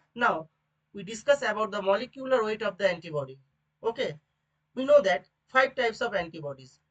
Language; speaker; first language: English; non-native, local second language; Bangla